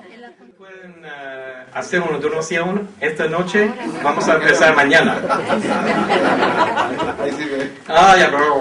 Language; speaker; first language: Spanish; non-native, fluent; English